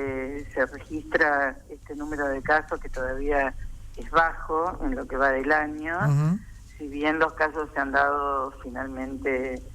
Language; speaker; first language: Spanish; native; Spanish